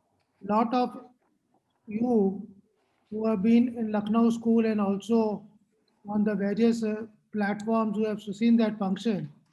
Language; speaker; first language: English; non-native, local second language; Hindi